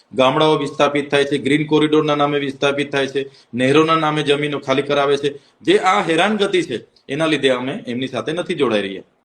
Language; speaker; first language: Gujarati; non-native, local second language; Vasavi